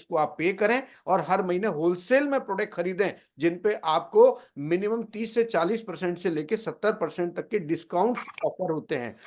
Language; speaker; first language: Hindi; native; Hindi